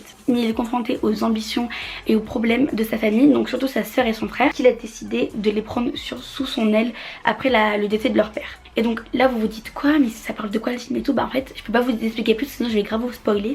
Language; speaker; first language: French; native; French